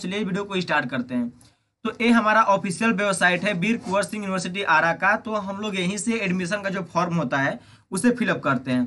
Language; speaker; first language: Hindi; native; Hindi